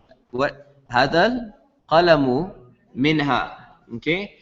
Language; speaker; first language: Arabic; non-native, fluent; English